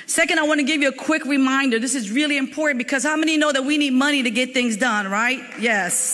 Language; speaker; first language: English; native; English